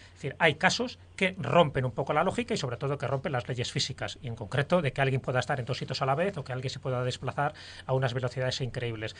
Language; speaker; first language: Spanish; native; Spanish